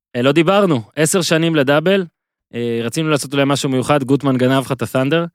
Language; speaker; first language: Hebrew; native; Hebrew